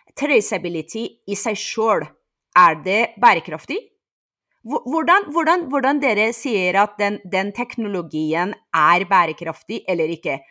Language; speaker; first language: Norwegian; non-native, fluent; Persian